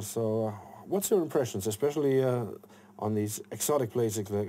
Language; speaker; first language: English; non-native, fluent; German